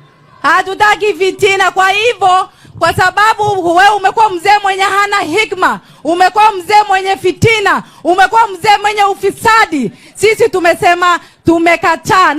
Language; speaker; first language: Swahili; non-native, local second language; Somali